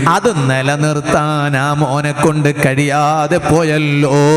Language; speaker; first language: Malayalam; non-native, local second language; Kannada